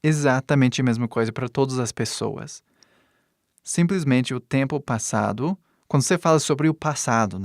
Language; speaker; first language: Portuguese; non-native, fluent; English